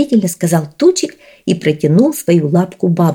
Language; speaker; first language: Russian; native; Russian